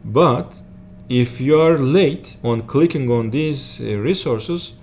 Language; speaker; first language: English; non-native, learner; Turkish